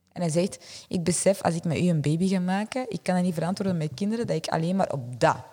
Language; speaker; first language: Dutch; early bilingual, other home language; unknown